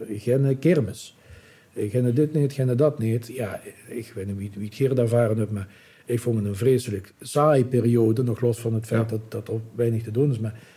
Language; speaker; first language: Dutch; non-native, local second language; Limburgish